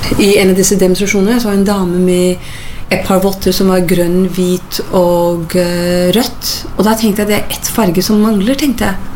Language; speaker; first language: Norwegian; non-native, fluent; English